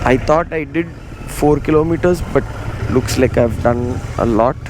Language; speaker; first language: English; non-native, local second language; Tamil